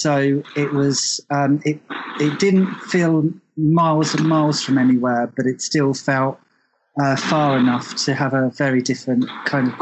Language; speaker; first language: English; native; English